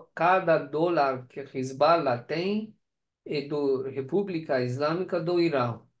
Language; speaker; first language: Portuguese; non-native, fluent; Persian